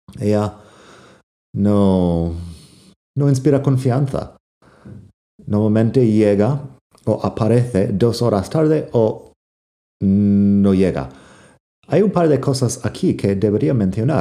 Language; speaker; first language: Spanish; non-native, fluent; English